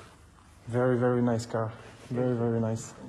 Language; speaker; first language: English; non-native, learner; French